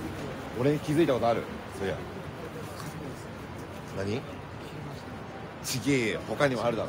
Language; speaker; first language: Japanese; native; Japanese